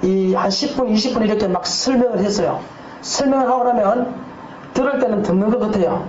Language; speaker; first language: Korean; native; Korean